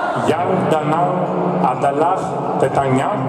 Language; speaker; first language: Indonesian; non-native, fluent; Greek